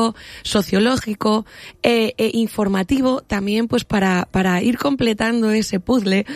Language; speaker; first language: Spanish; native; Spanish